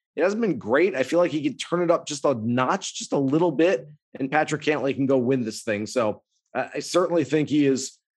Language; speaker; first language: English; native; English